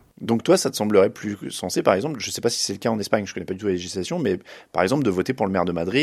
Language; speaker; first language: French; native; French